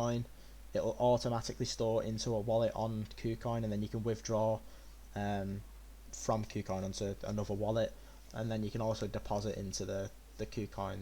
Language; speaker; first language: English; native; English